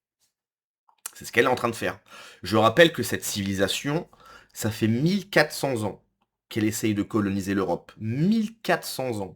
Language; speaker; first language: French; native; French